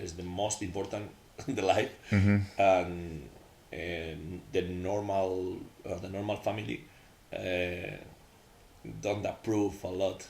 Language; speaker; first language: English; non-native, learner; Spanish